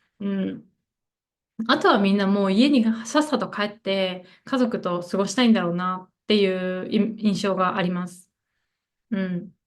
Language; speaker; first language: Japanese; native; Japanese